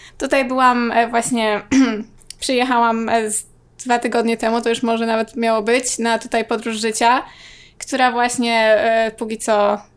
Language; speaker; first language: Polish; native; Polish